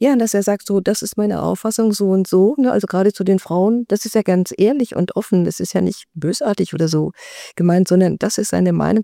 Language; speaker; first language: German; native; German